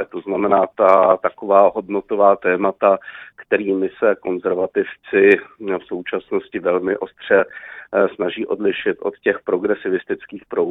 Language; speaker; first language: Czech; native; Czech